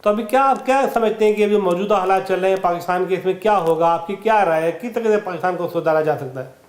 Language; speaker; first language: Urdu; native; Urdu